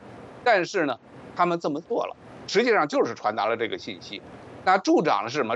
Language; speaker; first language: Chinese; native; Chinese